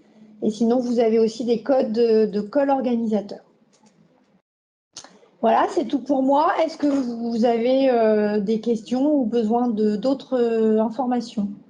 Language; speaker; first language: French; native; French